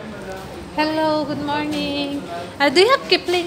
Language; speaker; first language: English; non-native, local second language; Filipino